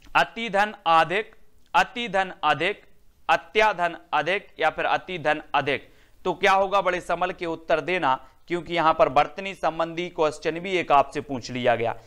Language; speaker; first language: Hindi; native; Hindi